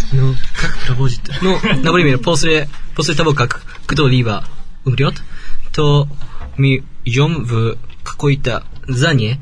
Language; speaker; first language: Russian; non-native, learner; Japanese